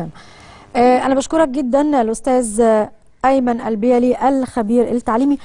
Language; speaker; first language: Arabic; native; Arabic